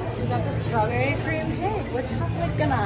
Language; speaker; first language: English; native; English